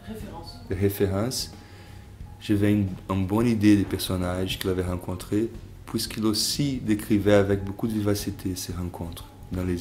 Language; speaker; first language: French; non-native, fluent; Portuguese